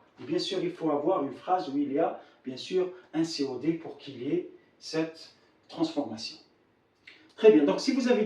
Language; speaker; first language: French; non-native, local second language; Arabic